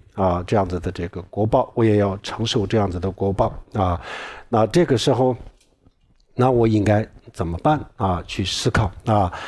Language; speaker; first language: Chinese; non-native, local second language; Tibetan